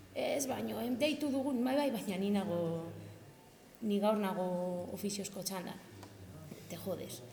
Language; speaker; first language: Basque; non-native, local second language; Spanish